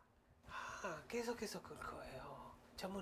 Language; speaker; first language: Korean; non-native, learner; Italian